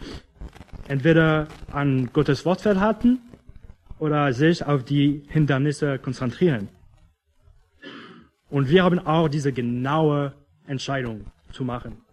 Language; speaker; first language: German; non-native, fluent; English